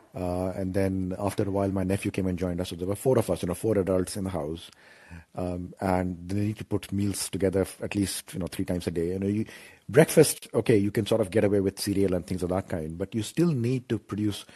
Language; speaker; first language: English; non-native, local second language; Hindi